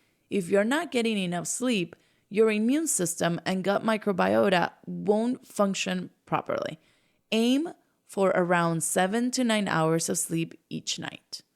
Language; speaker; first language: English; non-native, fluent; Spanish